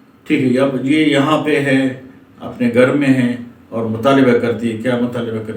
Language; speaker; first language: Urdu; native; Urdu